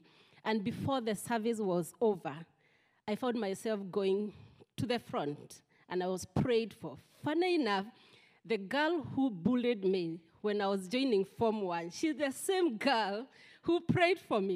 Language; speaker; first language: English; non-native, local second language; Kikuyu